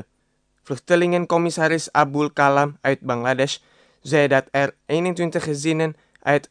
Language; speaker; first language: Dutch; non-native, fluent; Indonesian